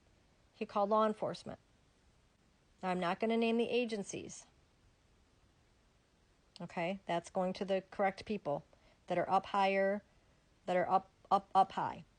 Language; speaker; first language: English; native; English